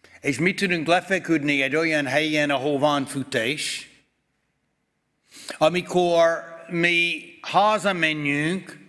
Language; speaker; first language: Hungarian; non-native, fluent; English